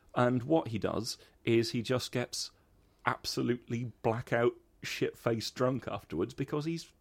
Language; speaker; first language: English; native; English